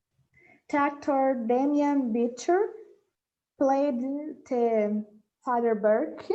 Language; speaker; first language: English; non-native, learner; Portuguese